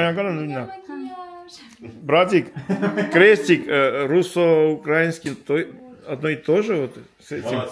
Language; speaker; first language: Russian; non-native, fluent; Armenian